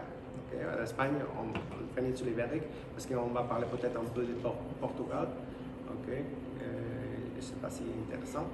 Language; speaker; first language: French; non-native, fluent; Spanish